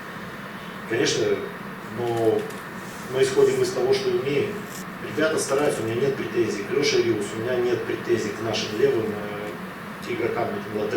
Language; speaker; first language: Russian; native; Russian